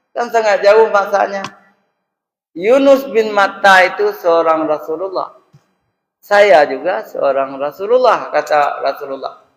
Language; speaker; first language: Malay; non-native, local second language; Achinese